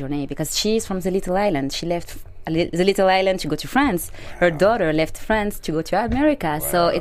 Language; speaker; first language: English; non-native, fluent; French